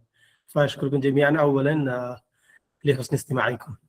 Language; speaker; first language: Arabic; non-native, fluent; Malayalam